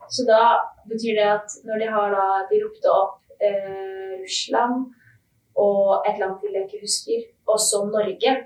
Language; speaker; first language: Norwegian; native; Norwegian